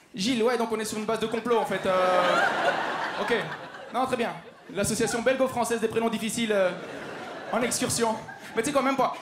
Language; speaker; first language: French; native; French